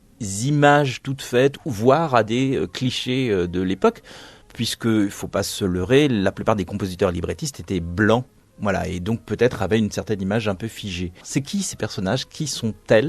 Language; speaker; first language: French; native; French